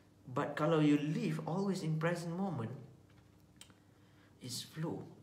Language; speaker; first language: English; non-native, local second language; Malay